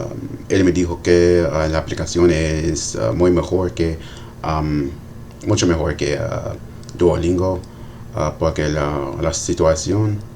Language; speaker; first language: Spanish; non-native, learner; English